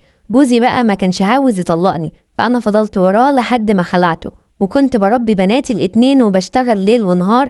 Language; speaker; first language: Arabic; native; Arabic